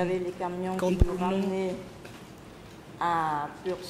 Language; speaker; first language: French; non-native, local second language; Khmer